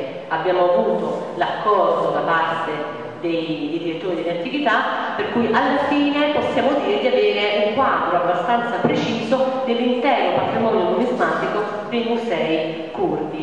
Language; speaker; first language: Italian; native; Italian